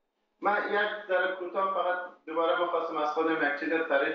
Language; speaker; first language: Persian; native; Persian